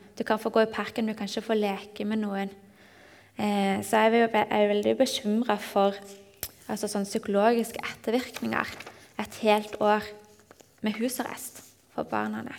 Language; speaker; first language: Norwegian; native; Norwegian